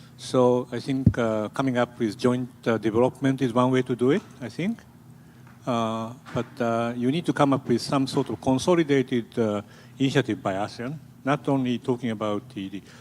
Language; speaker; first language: English; non-native, fluent; Japanese